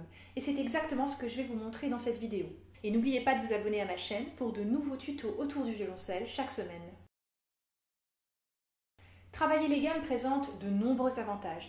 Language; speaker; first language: French; native; French